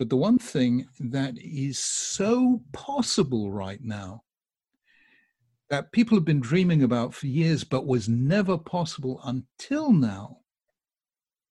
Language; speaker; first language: English; native; English